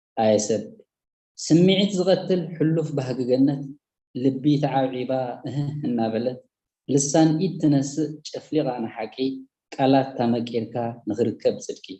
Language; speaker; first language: Tigrinya; native; Tigrinya